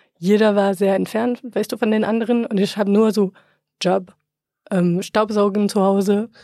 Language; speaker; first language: German; non-native, fluent; French